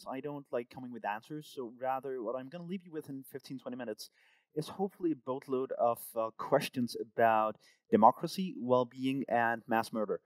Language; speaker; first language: English; non-native, fluent; Danish